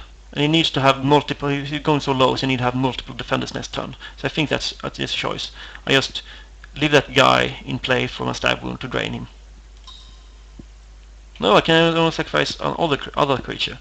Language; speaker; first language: English; non-native, fluent; Swedish